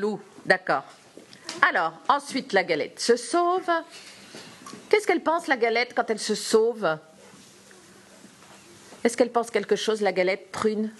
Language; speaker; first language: French; native; French